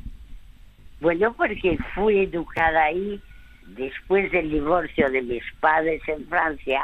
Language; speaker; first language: Spanish; early bilingual, other home language; French